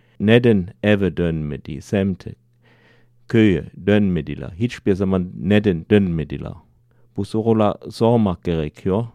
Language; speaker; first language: Turkish; non-native, learner; German